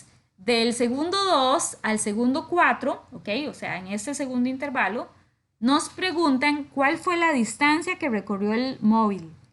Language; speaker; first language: Spanish; native; Spanish